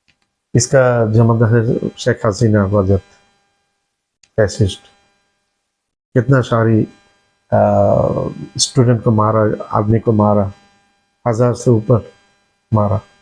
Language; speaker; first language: Hindi; non-native, learner; Bangla